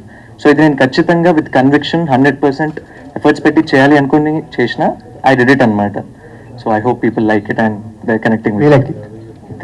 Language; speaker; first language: Telugu; native; Telugu